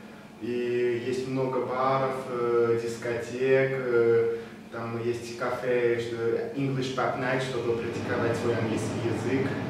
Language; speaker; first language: Russian; non-native, local second language; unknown